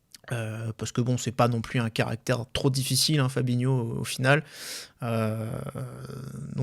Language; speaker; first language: French; native; French